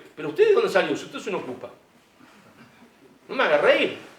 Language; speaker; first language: Spanish; native; Spanish